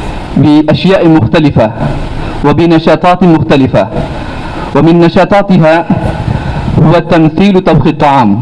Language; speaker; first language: Arabic; non-native, fluent; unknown